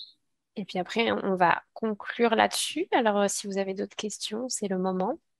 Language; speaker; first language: French; native; French